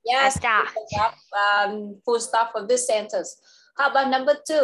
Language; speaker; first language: English; non-native, local second language; Vietnamese